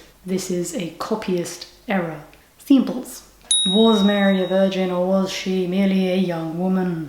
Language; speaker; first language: English; native; English